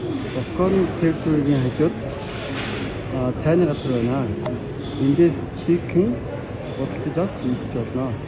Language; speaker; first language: Korean; non-native, learner; Mongolian